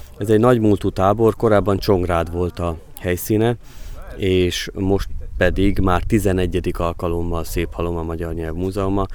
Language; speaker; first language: Hungarian; native; Hungarian